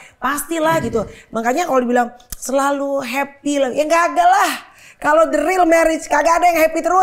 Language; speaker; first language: Indonesian; native; Indonesian